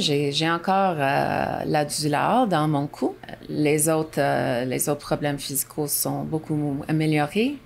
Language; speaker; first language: French; non-native, local second language; English